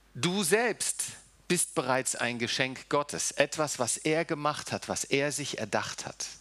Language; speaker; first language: German; early bilingual, heritage; German